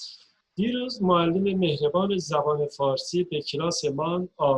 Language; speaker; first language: Persian; non-native, fluent; Turkish